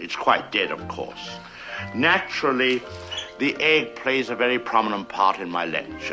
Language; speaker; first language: English; native; English